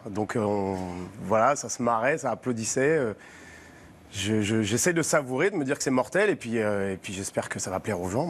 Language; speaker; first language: French; native; French